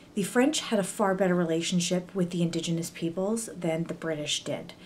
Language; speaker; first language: English; native; English